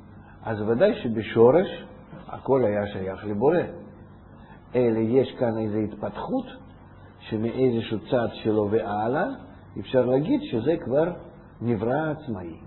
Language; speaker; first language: Hebrew; non-native, fluent; Russian